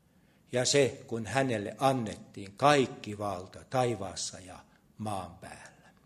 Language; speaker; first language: Finnish; native; Finnish